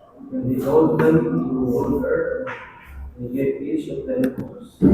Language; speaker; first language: English; non-native, learner; Indonesian